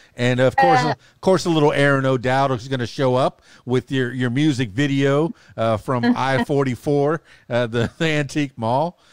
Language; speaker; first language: English; native; English